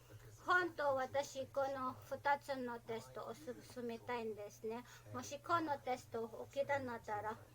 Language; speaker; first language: Japanese; non-native, learner; Filipino